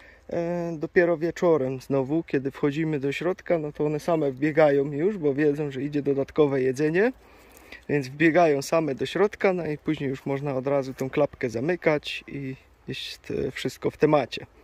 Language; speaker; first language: Polish; native; Polish